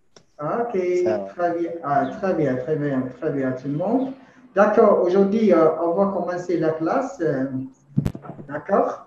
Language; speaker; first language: French; non-native, fluent; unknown